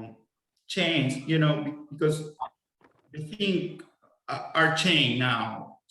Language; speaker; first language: English; non-native, fluent; Spanish